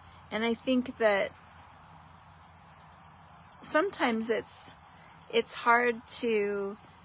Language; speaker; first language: English; native; English